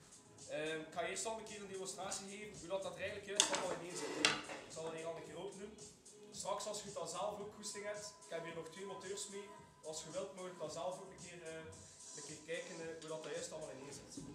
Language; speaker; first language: Dutch; native; Dutch